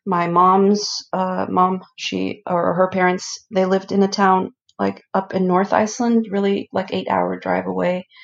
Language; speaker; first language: English; early bilingual, other home language; Icelandic